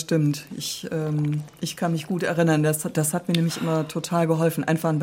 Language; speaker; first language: German; native; German